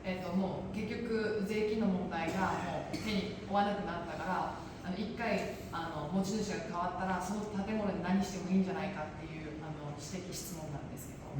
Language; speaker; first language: Japanese; native; Japanese